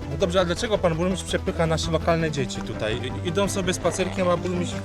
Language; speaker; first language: Polish; native; Polish